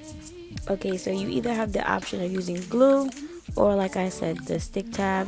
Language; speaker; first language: English; native; English